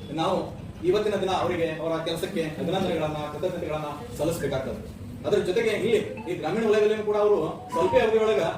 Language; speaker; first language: Kannada; native; Kannada